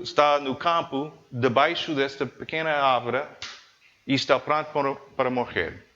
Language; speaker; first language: Portuguese; non-native, learner; English